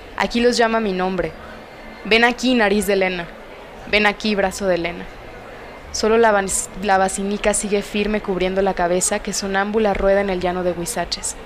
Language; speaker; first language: Spanish; native; Spanish